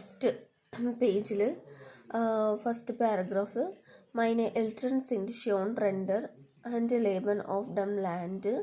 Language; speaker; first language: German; non-native, learner; Malayalam